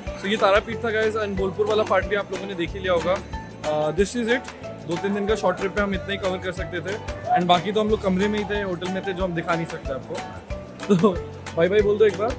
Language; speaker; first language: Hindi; non-native, local second language; Bangla